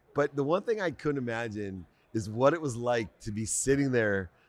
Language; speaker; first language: English; native; English